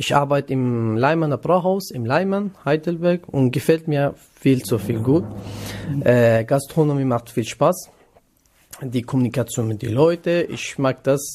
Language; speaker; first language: German; non-native, learner; Kurdish